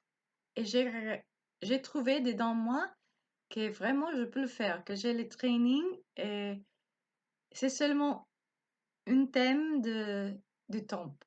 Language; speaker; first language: French; non-native, learner; Spanish